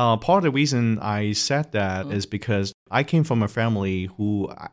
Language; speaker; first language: English; non-native, local second language; Cantonese